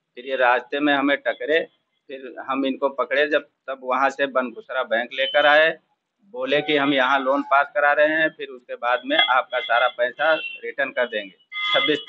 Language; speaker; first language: Hindi; native; Hindi